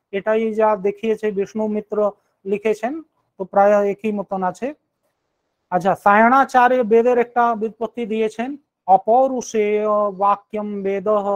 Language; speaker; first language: Bangla; non-native, local second language; Hindi